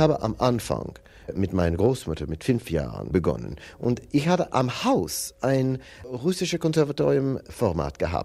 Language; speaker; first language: German; non-native, fluent; English